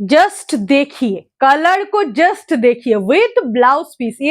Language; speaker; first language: Hindi; non-native, local second language; Bangla